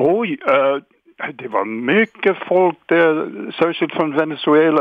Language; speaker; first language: Swedish; non-native, fluent; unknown